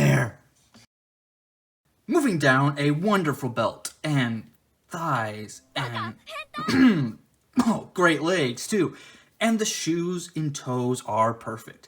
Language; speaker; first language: English; native; English